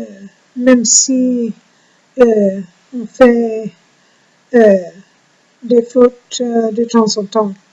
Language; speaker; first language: French; non-native, learner; English